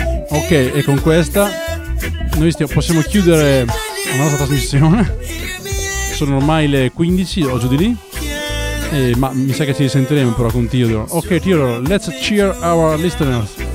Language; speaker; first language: Italian; native; Italian